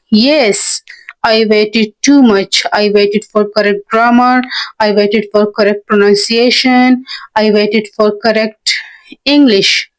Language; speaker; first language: English; non-native, learner; Hindi